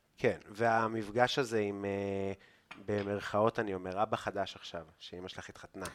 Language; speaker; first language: Hebrew; native; Hebrew